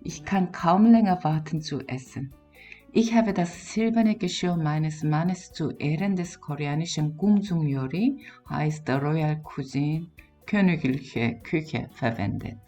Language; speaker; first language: German; non-native, learner; Korean